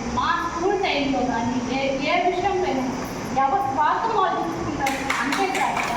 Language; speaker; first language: Telugu; non-native, local second language; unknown